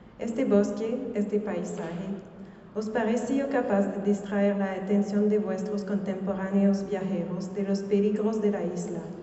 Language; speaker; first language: Spanish; non-native, learner; French